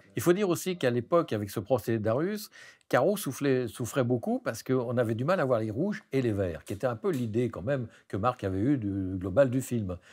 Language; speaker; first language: French; native; French